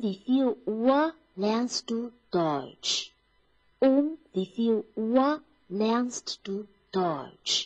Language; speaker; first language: German; non-native, fluent; Chinese